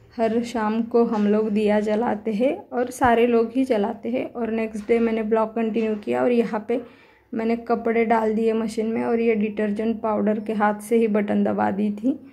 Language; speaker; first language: Hindi; non-native, local second language; Marathi